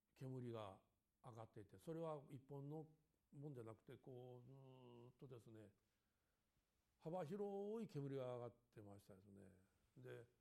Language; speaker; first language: Japanese; native; Japanese